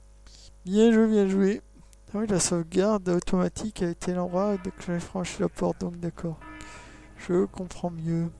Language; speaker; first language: French; native; French